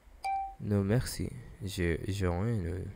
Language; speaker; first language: French; non-native, learner; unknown